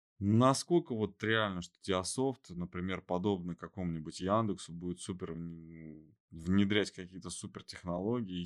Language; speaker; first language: Russian; native; Russian